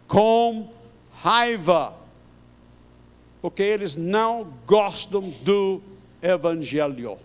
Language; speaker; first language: Portuguese; non-native, fluent; English